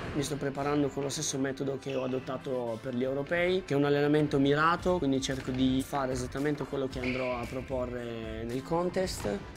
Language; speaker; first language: Italian; early bilingual, other home language; Russian